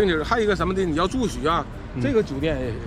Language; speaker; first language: Chinese; native; Chinese